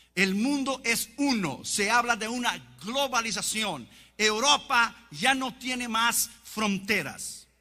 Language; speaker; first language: Spanish; non-native, fluent; Portuguese